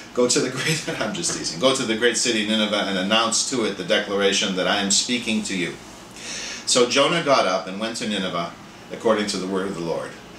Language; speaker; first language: English; native; English